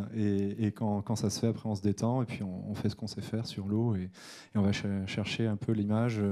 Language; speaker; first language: French; native; French